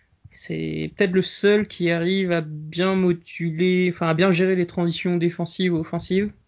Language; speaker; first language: French; native; French